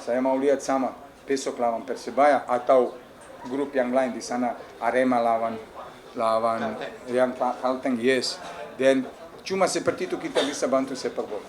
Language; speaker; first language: Indonesian; non-native, fluent; Serbian